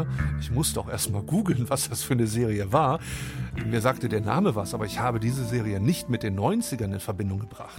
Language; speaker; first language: German; native; German